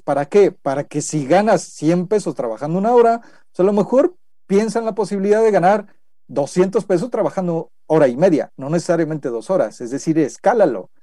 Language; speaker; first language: Spanish; native; Spanish